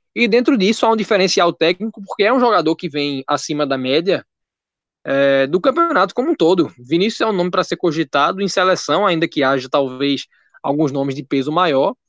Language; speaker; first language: Portuguese; native; Portuguese